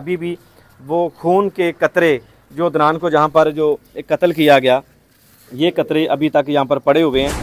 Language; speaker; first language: Hindi; non-native, local second language; Punjabi